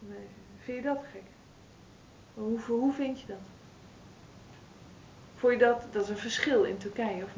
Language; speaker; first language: Dutch; native; Dutch